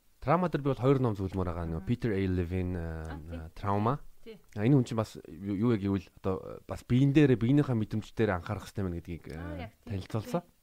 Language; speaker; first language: Mongolian; native; Mongolian